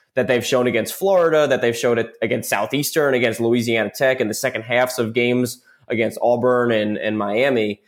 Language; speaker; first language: English; native; English